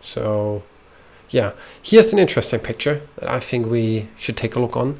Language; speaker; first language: English; non-native, fluent; German